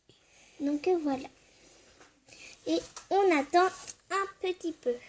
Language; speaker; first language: French; native; French